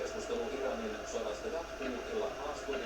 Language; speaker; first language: Finnish; native; Finnish